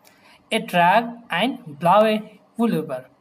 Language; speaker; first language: German; non-native, fluent; Bangla